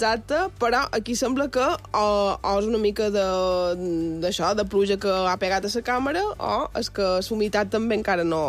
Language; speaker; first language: Catalan; native; Catalan